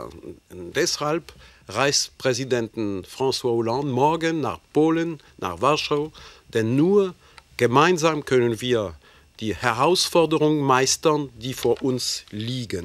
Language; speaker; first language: German; non-native, fluent; French